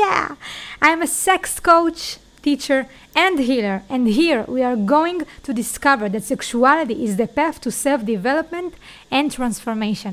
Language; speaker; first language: English; non-native, fluent; Hebrew